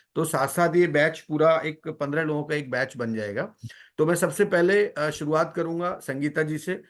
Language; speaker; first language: Hindi; native; Hindi